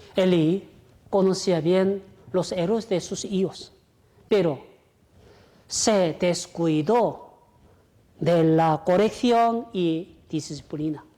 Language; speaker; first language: Spanish; non-native, fluent; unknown